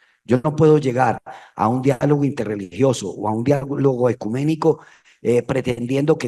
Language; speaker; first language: Spanish; native; Spanish